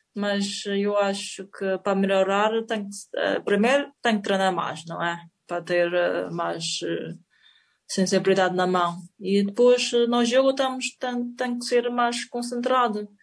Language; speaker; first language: Portuguese; non-native, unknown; Chinese